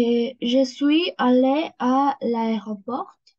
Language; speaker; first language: French; non-native, learner; Spanish